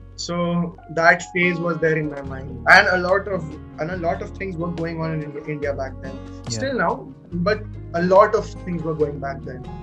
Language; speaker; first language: English; non-native, local second language; Hindi